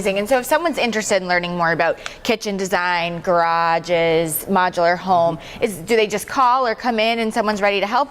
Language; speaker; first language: English; native; English